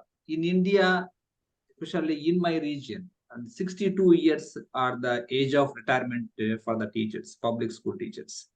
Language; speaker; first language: English; non-native, local second language; Telugu